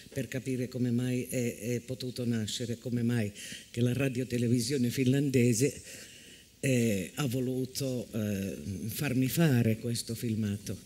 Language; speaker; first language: Italian; non-native, fluent; Finnish